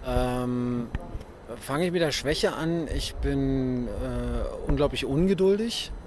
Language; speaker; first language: German; native; German